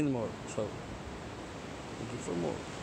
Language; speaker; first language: English; non-native, learner; Spanish